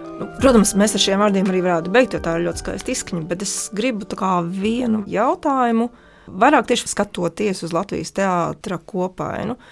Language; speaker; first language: Latvian; native; Latvian